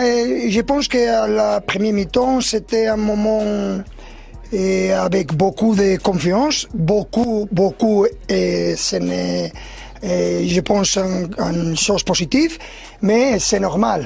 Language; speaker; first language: French; non-native, learner; Spanish